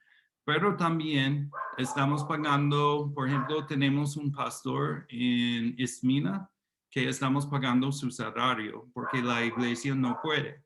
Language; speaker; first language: Spanish; non-native, fluent; English